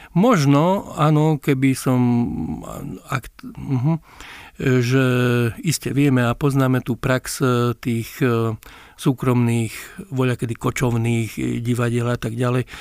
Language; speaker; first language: Slovak; native; Slovak